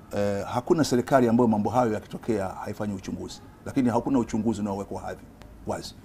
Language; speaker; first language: Swahili; native; Swahili